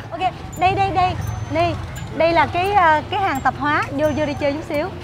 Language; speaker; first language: Vietnamese; native; Vietnamese